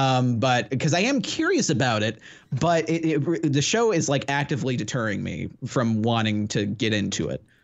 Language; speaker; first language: English; native; English